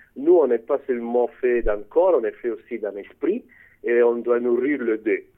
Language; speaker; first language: French; non-native, fluent; Italian